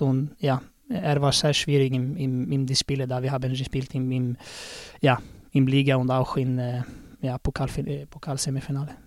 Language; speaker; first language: German; non-native, learner; Swedish